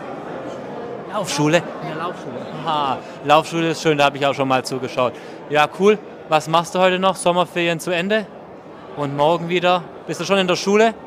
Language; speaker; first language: German; native; German